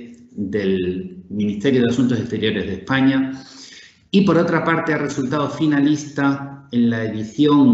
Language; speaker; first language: Spanish; native; Spanish